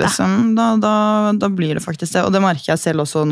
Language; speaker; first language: Norwegian; native; Norwegian